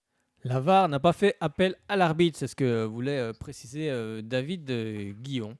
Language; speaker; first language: French; native; French